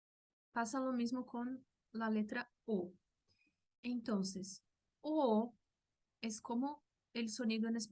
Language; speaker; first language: Spanish; non-native, fluent; Portuguese